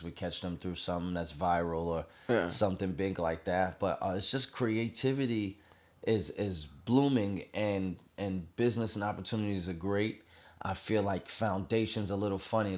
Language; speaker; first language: English; native; English